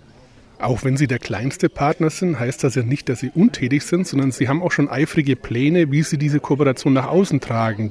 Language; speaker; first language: German; native; German